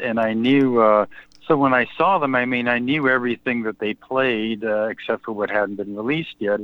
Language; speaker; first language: English; native; English